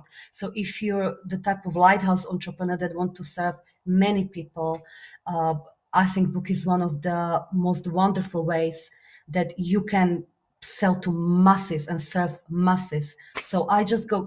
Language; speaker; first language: English; non-native, fluent; Slovak